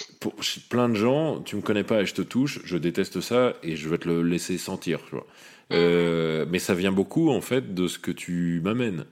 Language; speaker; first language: French; native; French